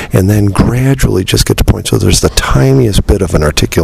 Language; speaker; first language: English; native; English